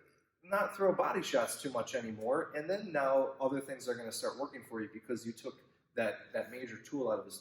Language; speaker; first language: English; native; English